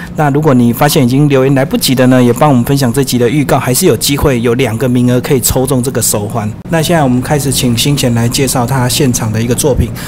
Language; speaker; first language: Chinese; native; Chinese